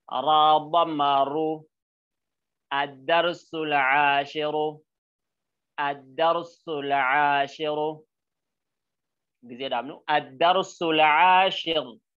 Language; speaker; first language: Arabic; non-native, learner; Oromo